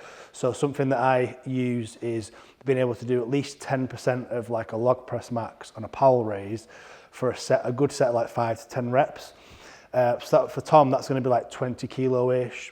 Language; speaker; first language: English; native; English